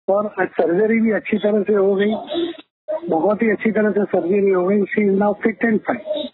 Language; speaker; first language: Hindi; non-native, local second language; Gujarati